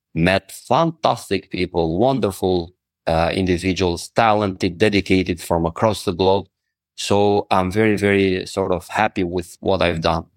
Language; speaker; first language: English; non-native, fluent; Albanian